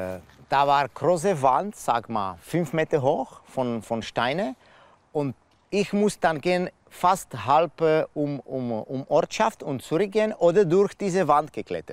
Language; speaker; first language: German; non-native, learner; Czech